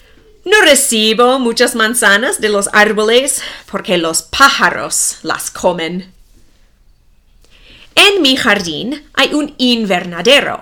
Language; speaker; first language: Spanish; non-native, fluent; English